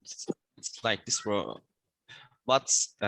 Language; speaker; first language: English; non-native, learner; Turkish